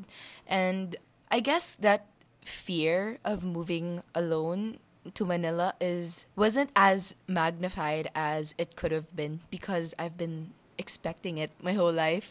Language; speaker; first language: English; non-native, local second language; Hiligaynon